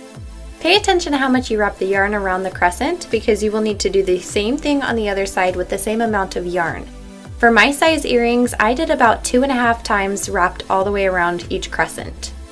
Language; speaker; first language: English; native; English